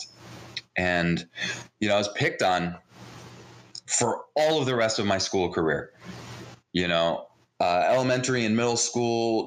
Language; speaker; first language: English; early bilingual, other home language; Hebrew